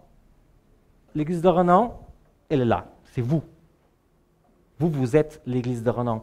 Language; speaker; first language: French; native; French